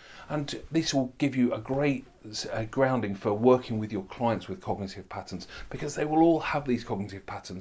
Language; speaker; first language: English; native; English